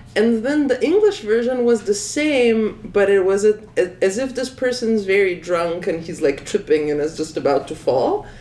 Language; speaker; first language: English; non-native, fluent; Slovenian